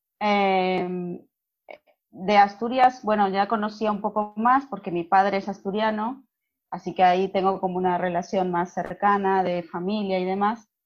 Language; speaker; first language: Spanish; native; Spanish